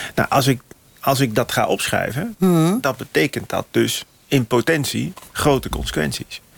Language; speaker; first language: Dutch; native; Dutch